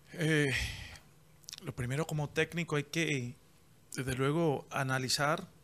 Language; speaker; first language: Spanish; native; Spanish